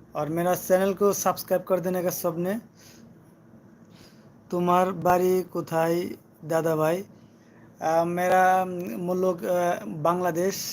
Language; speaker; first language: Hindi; non-native, learner; Bangla